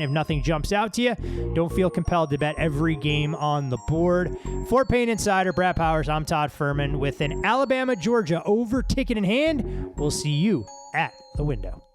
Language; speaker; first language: English; native; English